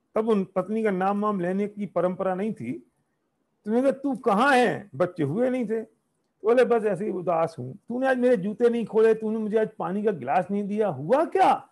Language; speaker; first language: Hindi; native; Hindi